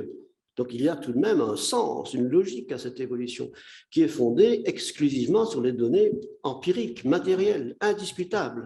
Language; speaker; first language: French; native; French